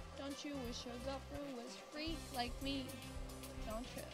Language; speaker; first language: English; non-native, fluent; Latvian